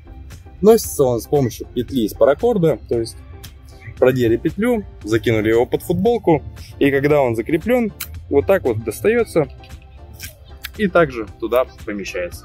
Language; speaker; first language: Russian; native; Russian